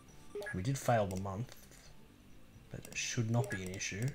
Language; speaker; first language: English; native; English